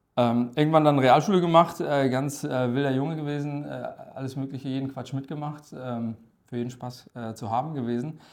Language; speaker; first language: German; early bilingual, other home language; Turkish